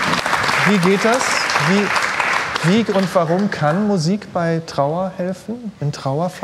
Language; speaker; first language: German; native; German